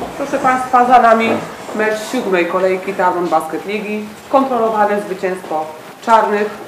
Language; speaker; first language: Polish; native; Polish